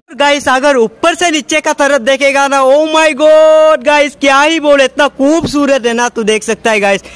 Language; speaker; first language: Hindi; non-native, local second language; Assamese